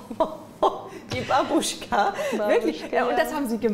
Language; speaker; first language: German; native; German